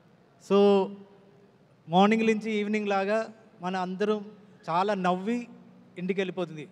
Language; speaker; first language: Telugu; non-native, learner; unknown